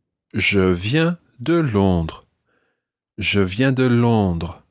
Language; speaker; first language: French; non-native, fluent; English